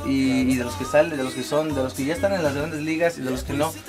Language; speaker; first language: Spanish; native; Spanish